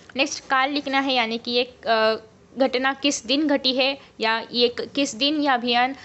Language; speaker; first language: Hindi; non-native, local second language; Marathi